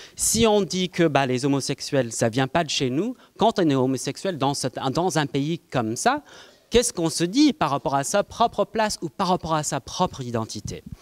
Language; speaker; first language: French; non-native, fluent; English